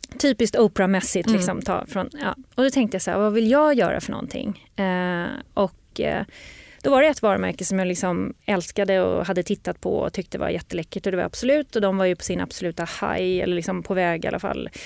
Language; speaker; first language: Swedish; native; Swedish